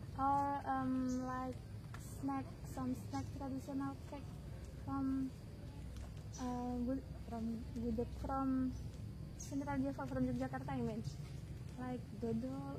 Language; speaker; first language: English; non-native, learner; Javanese